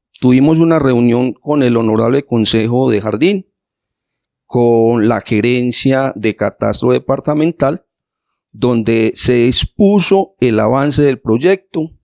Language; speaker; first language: Spanish; native; Spanish